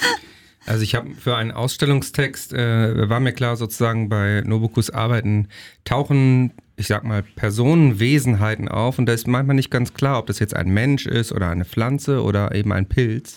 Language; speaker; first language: German; native; German